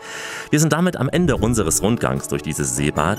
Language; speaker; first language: German; native; German